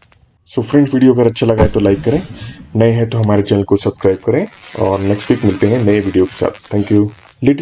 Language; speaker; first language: Hindi; native; Hindi